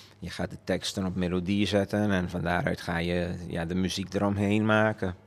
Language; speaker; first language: Dutch; non-native, local second language; Papiamento